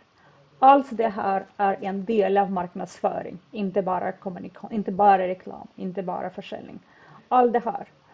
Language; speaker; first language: Swedish; non-native, fluent; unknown